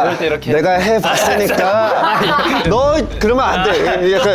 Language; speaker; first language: Korean; native; Korean